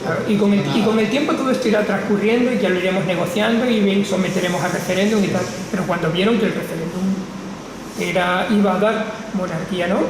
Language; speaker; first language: Spanish; native; Spanish